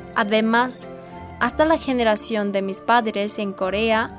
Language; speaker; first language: Spanish; non-native, fluent; Korean